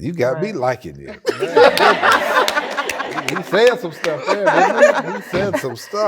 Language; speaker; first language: English; native; English